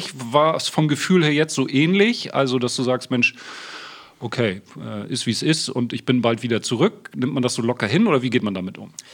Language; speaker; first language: German; native; German